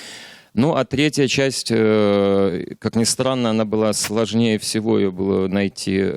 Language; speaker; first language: Russian; native; Russian